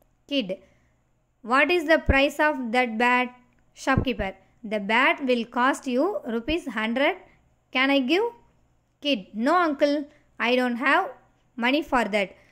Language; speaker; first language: English; non-native, local second language; Tamil